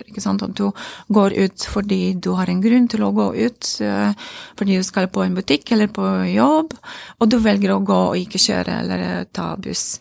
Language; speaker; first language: Norwegian; non-native, fluent; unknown